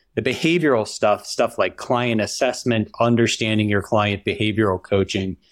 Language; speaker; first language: English; native; English